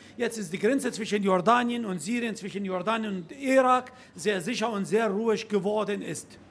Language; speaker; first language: German; non-native, learner; Arabic